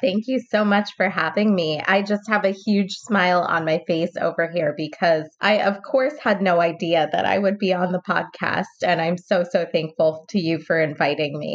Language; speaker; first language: English; native; English